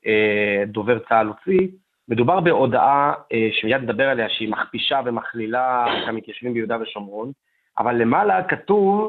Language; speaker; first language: Hebrew; native; Hebrew